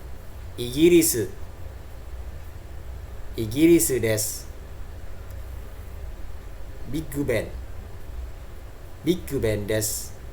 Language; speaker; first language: Japanese; non-native, fluent; Indonesian